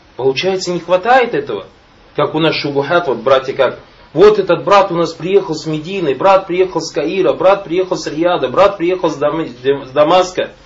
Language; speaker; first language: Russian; non-native, local second language; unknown